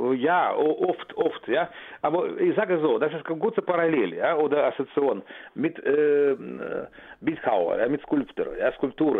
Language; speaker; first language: German; non-native, fluent; Russian